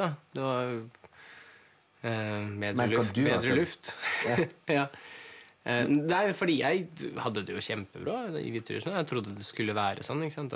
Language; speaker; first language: Norwegian; early bilingual, other home language; Russian